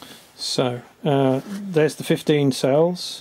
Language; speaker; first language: English; native; English